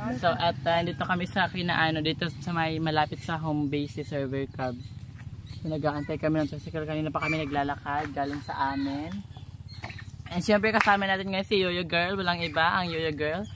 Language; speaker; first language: Filipino; native; Filipino